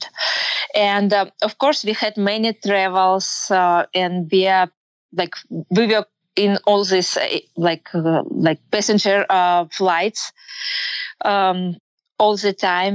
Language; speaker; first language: English; non-native, learner; Russian